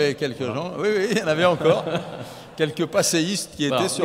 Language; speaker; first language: French; native; French